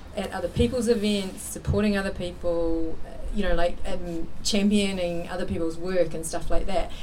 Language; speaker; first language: English; native; English